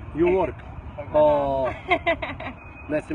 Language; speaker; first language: English; non-native, learner; Arabic